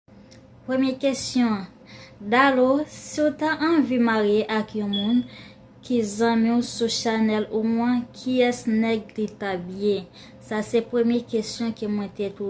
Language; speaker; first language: French; non-native, learner; Haitian Creole